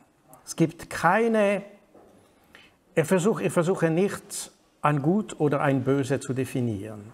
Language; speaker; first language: German; non-native, fluent; French